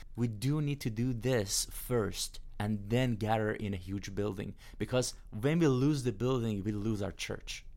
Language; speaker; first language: English; non-native, fluent; Persian